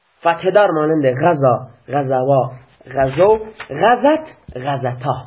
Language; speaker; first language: Persian; native; Persian